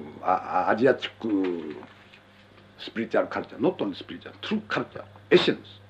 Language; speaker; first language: English; non-native, learner; Japanese